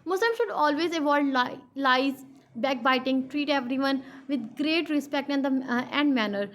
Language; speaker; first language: English; non-native, local second language; Urdu